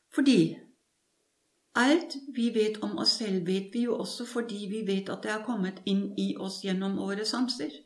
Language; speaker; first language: Norwegian; non-native, fluent; German